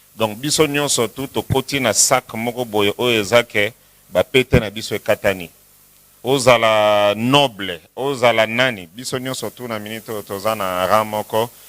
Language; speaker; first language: Lingala; non-native, local second language; Kongo